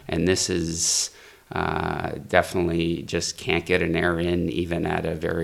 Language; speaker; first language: English; native; English